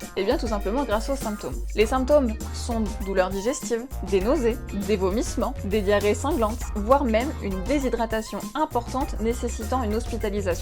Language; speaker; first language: French; native; French